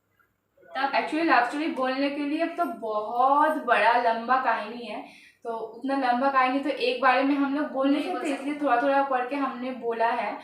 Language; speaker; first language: Hindi; non-native, local second language; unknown